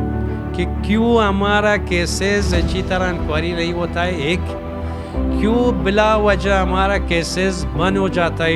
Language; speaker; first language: Hindi; non-native, fluent; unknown